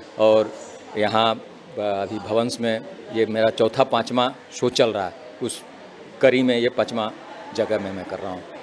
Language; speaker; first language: Hindi; native; Hindi